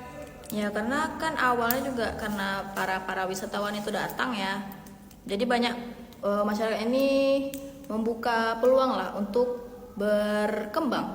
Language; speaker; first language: Indonesian; native; Indonesian